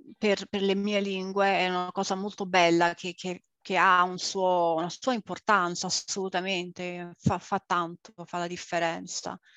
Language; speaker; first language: Italian; early bilingual, other home language; English